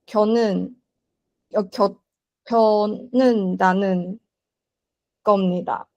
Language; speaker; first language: Korean; non-native, learner; Chinese